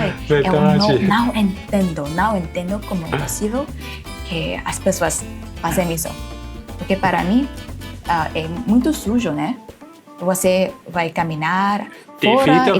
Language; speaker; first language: Portuguese; non-native, fluent; Thai